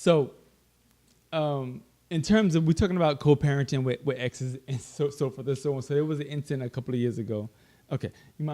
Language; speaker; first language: English; native; English